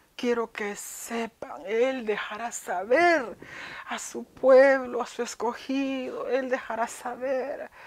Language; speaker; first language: Spanish; early bilingual, heritage; Spanish